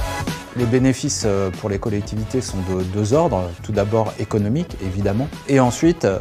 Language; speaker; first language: French; native; French